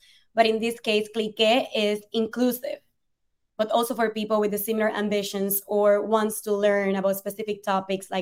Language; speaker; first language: English; non-native, fluent; Spanish